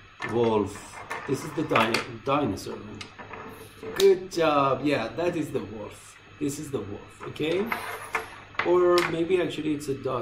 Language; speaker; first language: English; non-native, fluent; Persian